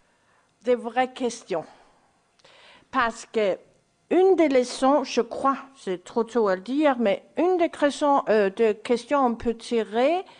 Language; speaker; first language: French; non-native, fluent; Danish